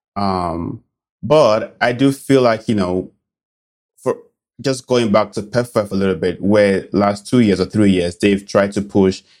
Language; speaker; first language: English; non-native, local second language; Bini